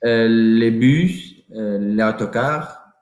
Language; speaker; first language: French; non-native, learner; Portuguese